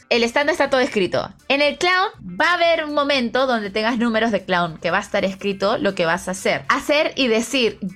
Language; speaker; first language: Spanish; native; Spanish